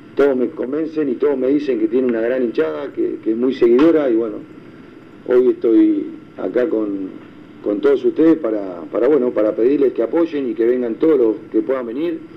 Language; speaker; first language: Spanish; native; Spanish